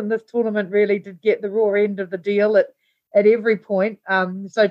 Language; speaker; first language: English; native; English